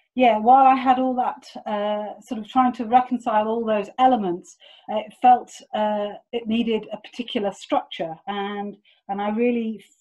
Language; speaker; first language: English; native; English